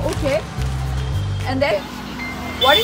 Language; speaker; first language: English; non-native, learner; Korean